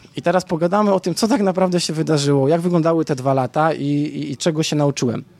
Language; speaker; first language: Polish; native; Polish